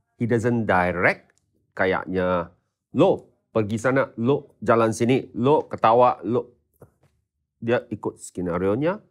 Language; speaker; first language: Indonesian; non-native, fluent; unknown